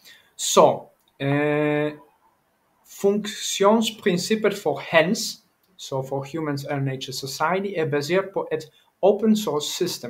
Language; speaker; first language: Danish; non-native, learner; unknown